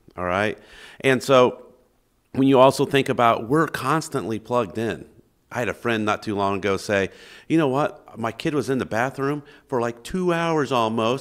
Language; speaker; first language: English; native; English